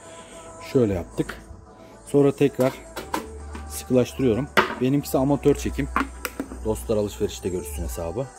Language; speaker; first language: Turkish; native; Turkish